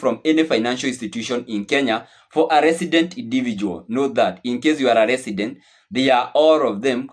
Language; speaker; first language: English; non-native, local second language; Swahili